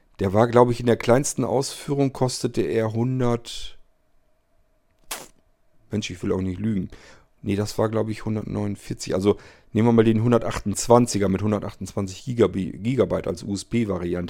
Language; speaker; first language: German; native; German